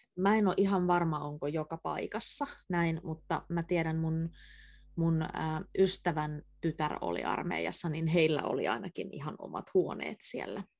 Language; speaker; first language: Finnish; native; Finnish